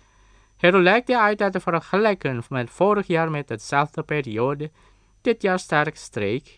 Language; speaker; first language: Dutch; non-native, learner; Indonesian